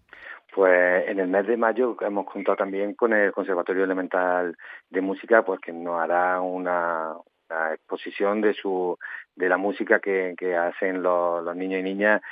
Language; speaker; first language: Spanish; native; Spanish